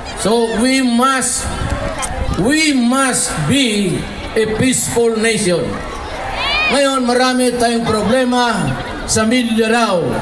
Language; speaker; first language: Filipino; non-native, local second language; Cebuano